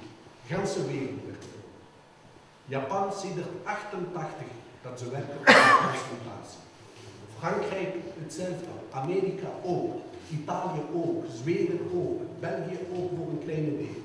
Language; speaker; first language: Dutch; non-native, local second language; French